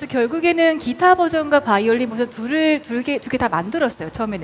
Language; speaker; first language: Korean; native; Korean